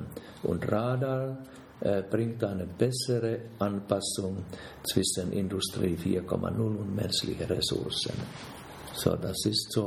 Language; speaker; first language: German; non-native, fluent; Finnish